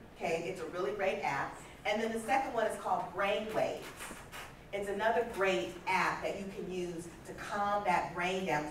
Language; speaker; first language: English; native; English